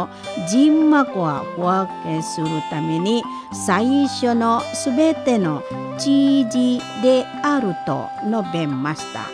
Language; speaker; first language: Japanese; non-native, fluent; Indonesian